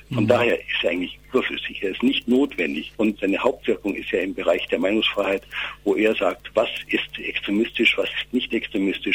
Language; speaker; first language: German; native; German